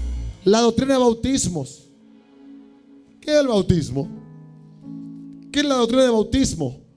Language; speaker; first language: Spanish; native; Spanish